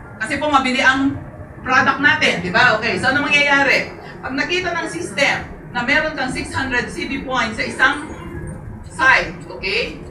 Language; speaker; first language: Filipino; native; Filipino